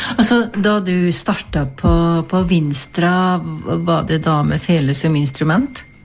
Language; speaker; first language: Norwegian; native; Norwegian